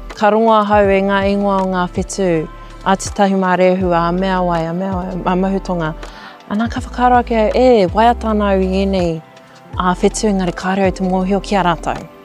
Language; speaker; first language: Māori; native; Māori